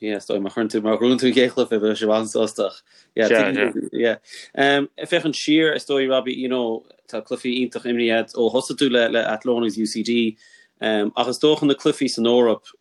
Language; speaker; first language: Irish; non-native, local second language; English